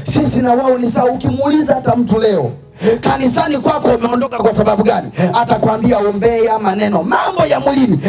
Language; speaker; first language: Swahili; native; Swahili